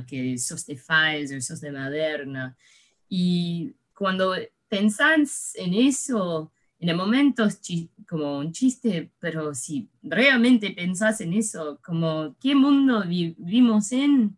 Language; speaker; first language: Spanish; early bilingual, heritage; Spanish